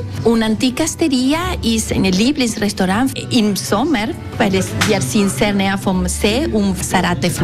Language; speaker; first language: German; non-native, local second language; Italian